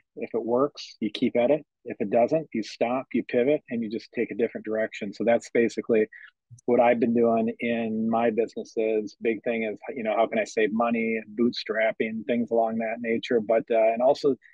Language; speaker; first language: English; native; English